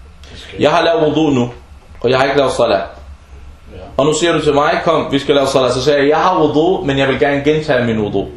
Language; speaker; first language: Danish; early bilingual, other home language; Arabic